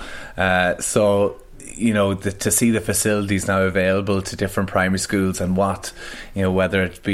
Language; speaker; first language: English; native; English